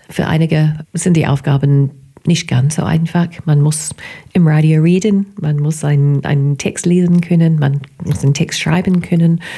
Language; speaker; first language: German; non-native, fluent; English